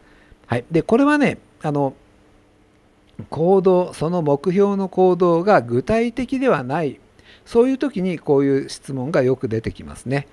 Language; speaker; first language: Japanese; native; Japanese